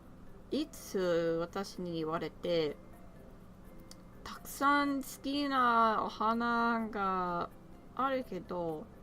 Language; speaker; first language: Japanese; non-native, learner; English